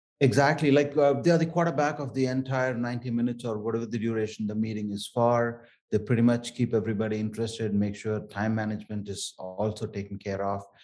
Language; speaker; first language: English; non-native, local second language; Tamil